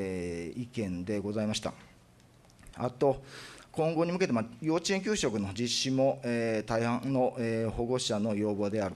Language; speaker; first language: Japanese; native; Japanese